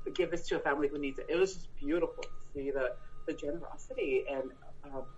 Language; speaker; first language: English; early bilingual, other home language; Spanish